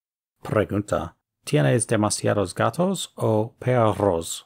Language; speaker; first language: Spanish; non-native, fluent; English